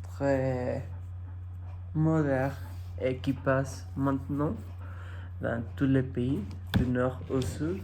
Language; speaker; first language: French; non-native, fluent; Spanish